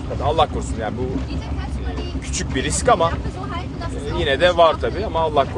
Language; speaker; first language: Turkish; native; Turkish